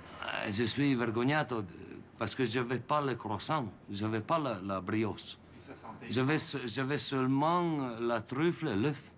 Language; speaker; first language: French; non-native, learner; Italian